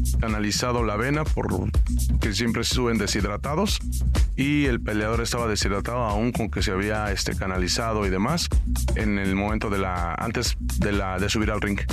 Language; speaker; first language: Spanish; native; Spanish